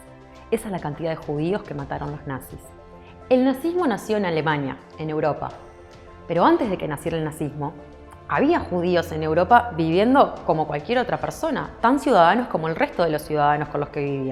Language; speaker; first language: Spanish; native; Spanish